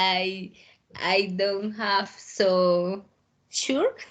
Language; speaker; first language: English; non-native, learner; Spanish